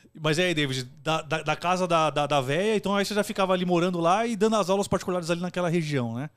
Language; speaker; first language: Portuguese; native; Portuguese